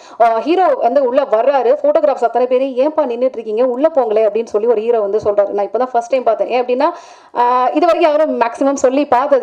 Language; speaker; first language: Tamil; native; Tamil